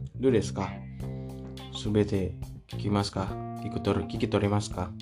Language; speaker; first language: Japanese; non-native, fluent; Indonesian